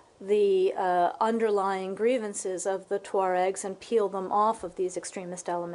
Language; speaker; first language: English; native; English